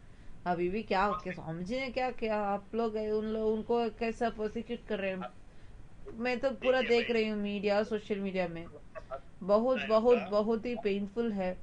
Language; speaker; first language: Hindi; non-native, local second language; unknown